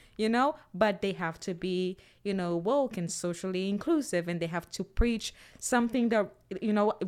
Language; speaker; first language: English; non-native, fluent; Portuguese